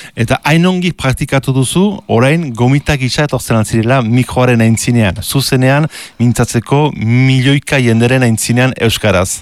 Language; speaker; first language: Basque; native; Basque